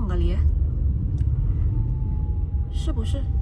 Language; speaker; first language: Indonesian; native; Indonesian